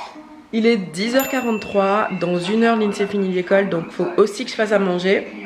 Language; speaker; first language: French; native; French